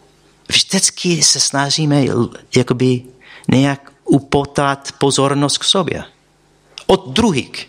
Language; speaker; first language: Czech; non-native, fluent; English